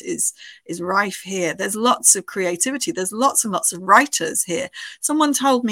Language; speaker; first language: English; native; English